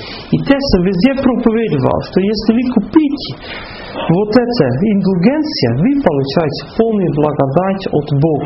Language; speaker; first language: Russian; non-native, fluent; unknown